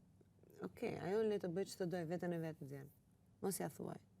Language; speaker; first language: Albanian; native; Albanian